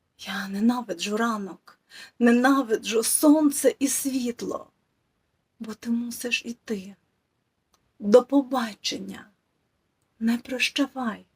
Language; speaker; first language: Ukrainian; non-native, local second language; Russian